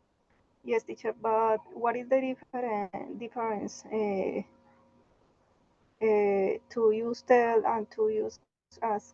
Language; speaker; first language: English; non-native, learner; Spanish